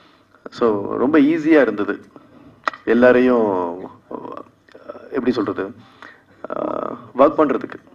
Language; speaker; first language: Tamil; non-native, fluent; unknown